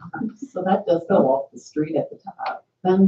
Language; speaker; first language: English; native; English